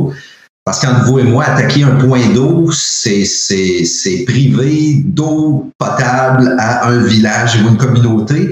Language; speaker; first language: French; native; French